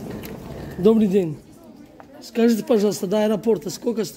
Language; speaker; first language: Russian; non-native, learner; Tajik